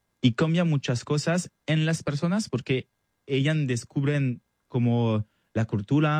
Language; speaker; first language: Spanish; non-native, learner; French